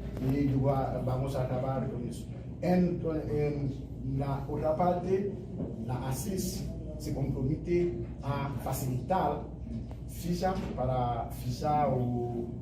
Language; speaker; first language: Spanish; non-native, fluent; Haitian Creole